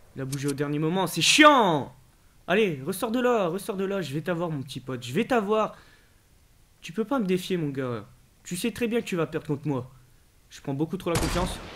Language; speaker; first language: French; native; French